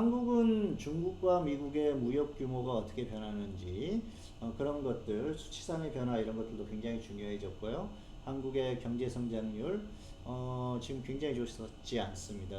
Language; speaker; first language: Korean; native; Korean